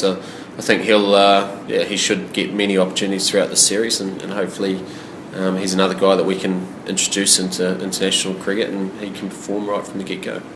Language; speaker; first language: English; native; English